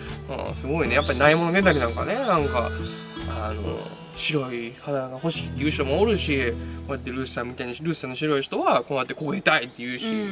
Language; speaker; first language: Japanese; native; Japanese